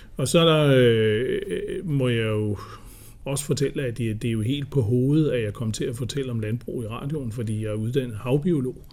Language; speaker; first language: Danish; native; Danish